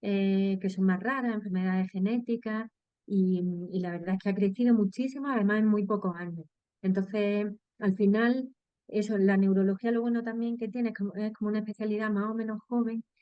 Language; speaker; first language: Spanish; native; Spanish